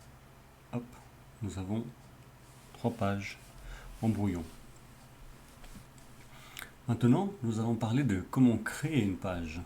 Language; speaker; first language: French; native; French